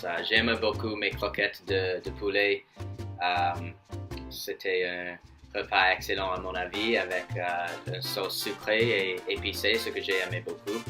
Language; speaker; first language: French; non-native, fluent; English